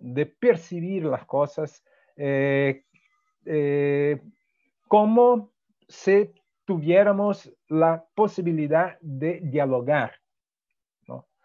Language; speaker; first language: Spanish; non-native, fluent; Portuguese